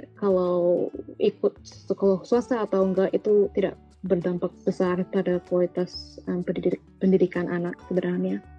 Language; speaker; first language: Indonesian; early bilingual, heritage; Indonesian